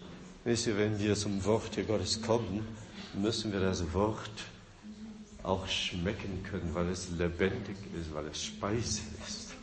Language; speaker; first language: German; non-native, fluent; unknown